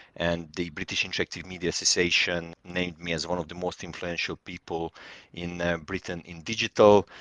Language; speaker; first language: English; non-native, fluent; Hungarian